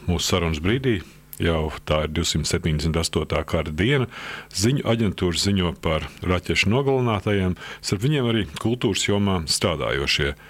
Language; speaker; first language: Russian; non-native, local second language; Latvian